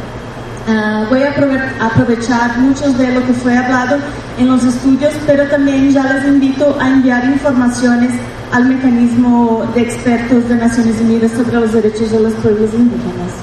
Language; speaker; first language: Spanish; non-native, fluent; Portuguese